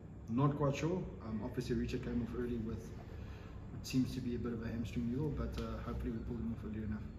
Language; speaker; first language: English; non-native, local second language; Afrikaans